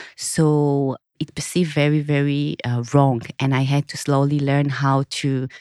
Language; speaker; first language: English; non-native, fluent; Hebrew